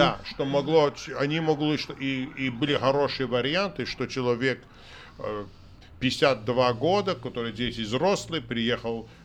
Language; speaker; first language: Russian; non-native, fluent; English